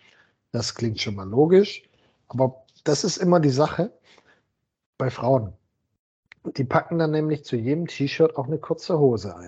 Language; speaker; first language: German; native; German